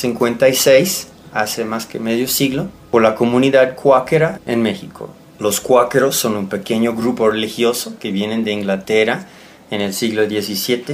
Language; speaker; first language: Spanish; non-native, fluent; English